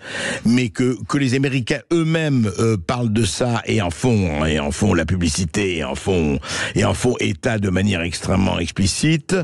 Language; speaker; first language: French; native; French